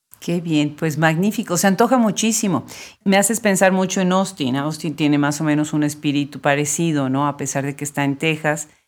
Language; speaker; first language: Spanish; native; Spanish